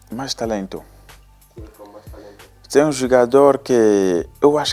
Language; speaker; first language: Portuguese; non-native, learner; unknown